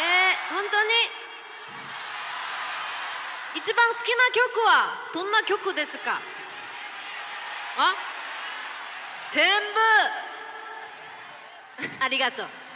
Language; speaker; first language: Japanese; non-native, fluent; Korean